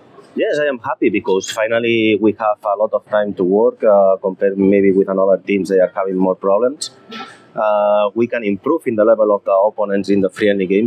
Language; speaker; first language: English; non-native, fluent; Spanish